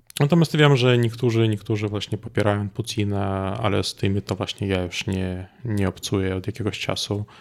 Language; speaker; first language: Polish; non-native, fluent; Russian